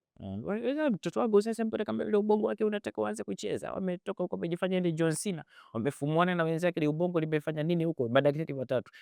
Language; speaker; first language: Swahili; native; Swahili